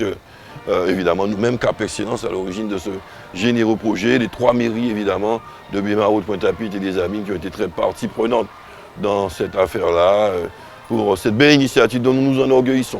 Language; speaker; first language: French; native; French